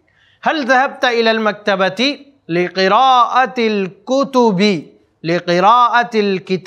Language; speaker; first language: Arabic; non-native, fluent; Urdu